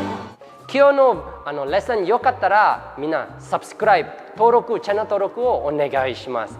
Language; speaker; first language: Japanese; non-native, fluent; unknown